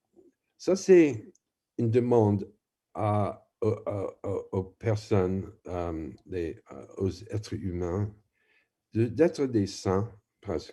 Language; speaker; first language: French; non-native, fluent; English